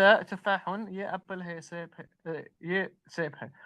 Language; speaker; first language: Hindi; non-native, learner; Urdu